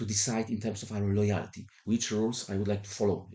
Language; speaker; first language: English; non-native, fluent; Polish